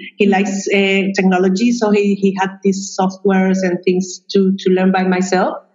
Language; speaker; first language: English; non-native, fluent; Spanish